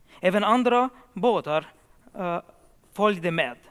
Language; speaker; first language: Swedish; non-native, fluent; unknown